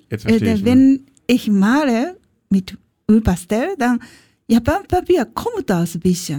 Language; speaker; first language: German; non-native, learner; Japanese